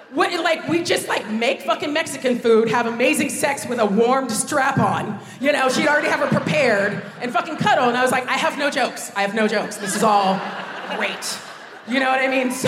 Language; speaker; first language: English; native; English